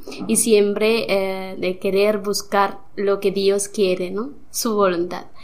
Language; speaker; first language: Spanish; non-native, fluent; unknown